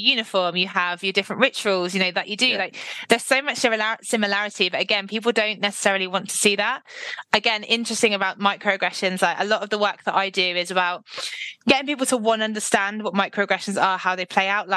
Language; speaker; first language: English; native; English